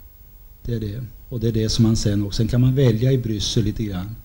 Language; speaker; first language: Swedish; native; Swedish